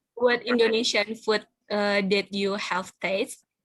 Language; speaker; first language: English; non-native, learner; Indonesian